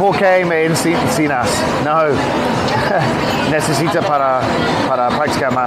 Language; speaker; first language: Spanish; non-native, learner; English